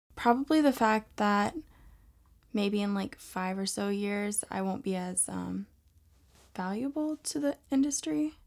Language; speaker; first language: English; native; English